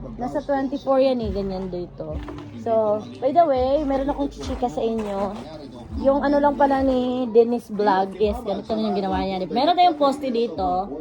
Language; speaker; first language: Filipino; non-native, local second language; Cebuano